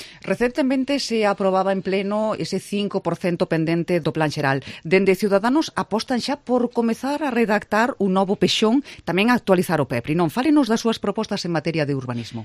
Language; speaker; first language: Galician; native; Galician